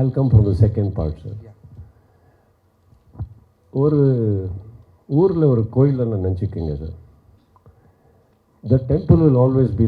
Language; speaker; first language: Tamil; non-native, local second language; Kannada